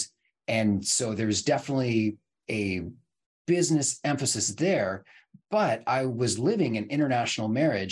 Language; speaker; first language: English; native; English